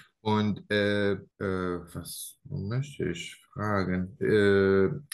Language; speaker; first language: German; non-native, learner; Arabic